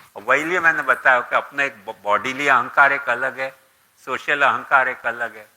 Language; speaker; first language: Hindi; non-native, local second language; Gujarati